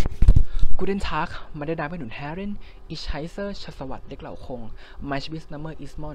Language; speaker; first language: German; non-native, fluent; Thai